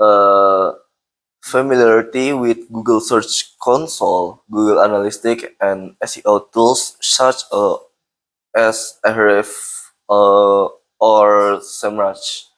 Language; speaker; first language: English; non-native, learner; Indonesian